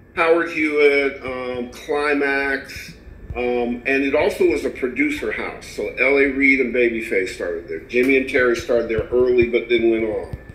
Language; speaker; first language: English; native; English